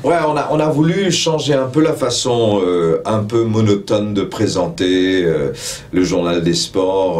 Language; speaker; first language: French; non-native, local second language; Morisyen